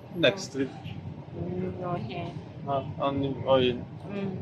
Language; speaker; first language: English; non-native, learner; Polish